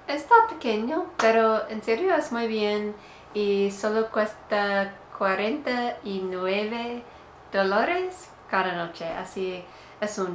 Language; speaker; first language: Spanish; non-native, learner; English